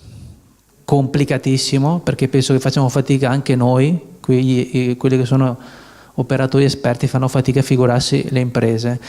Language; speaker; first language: Italian; native; Italian